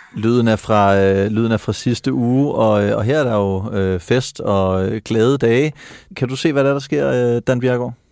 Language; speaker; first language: Danish; native; Danish